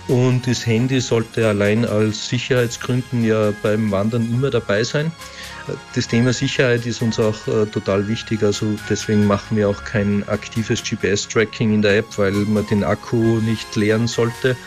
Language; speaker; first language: German; native; German